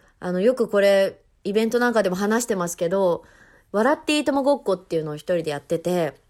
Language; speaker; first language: Japanese; native; Japanese